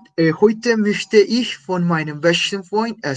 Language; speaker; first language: German; non-native, fluent; Spanish